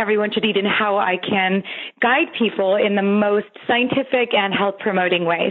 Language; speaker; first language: English; native; English